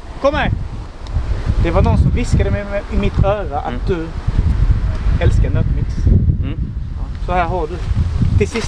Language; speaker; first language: Swedish; native; Swedish